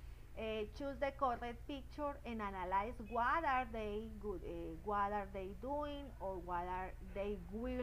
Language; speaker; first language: English; non-native, learner; Spanish